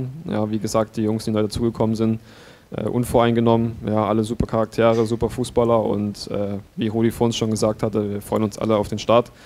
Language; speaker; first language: German; native; German